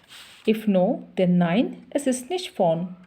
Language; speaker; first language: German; non-native, fluent; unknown